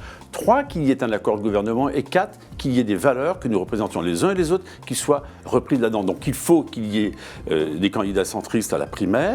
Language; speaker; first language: French; native; French